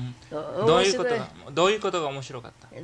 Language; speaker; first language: Japanese; early bilingual, heritage; Japanese